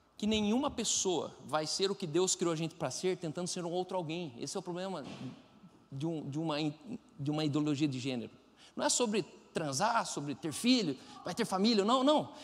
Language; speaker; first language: Portuguese; non-native, fluent; German